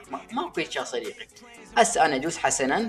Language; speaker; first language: Arabic; native; Arabic